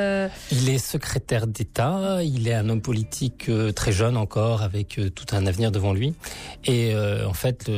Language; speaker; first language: French; native; French